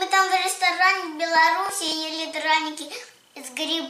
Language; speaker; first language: Russian; early bilingual, heritage; Russian